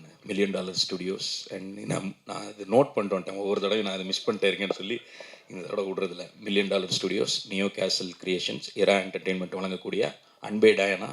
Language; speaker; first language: Tamil; native; Tamil